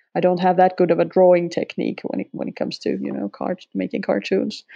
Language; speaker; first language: English; non-native, fluent; Finnish